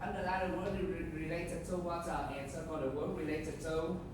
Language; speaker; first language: English; non-native, fluent; Vietnamese